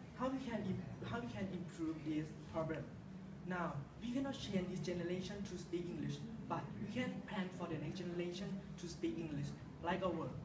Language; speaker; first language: English; non-native, learner; Thai